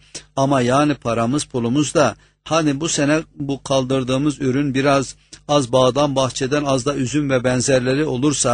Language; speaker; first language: Turkish; native; Turkish